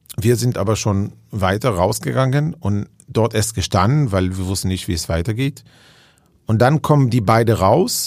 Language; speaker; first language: German; non-native, fluent; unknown